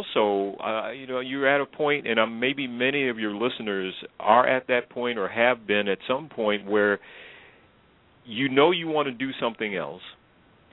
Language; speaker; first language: English; native; English